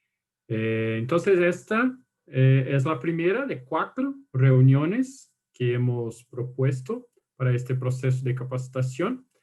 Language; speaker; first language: Spanish; non-native, fluent; Portuguese